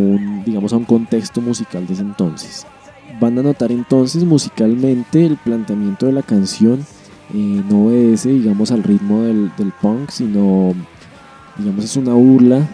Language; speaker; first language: Spanish; native; Spanish